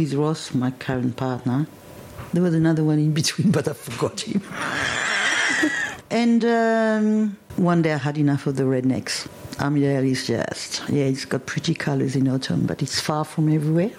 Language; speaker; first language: English; non-native, fluent; French